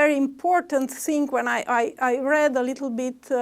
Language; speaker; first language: English; non-native, fluent; Romanian